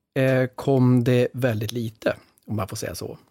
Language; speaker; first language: Swedish; native; Swedish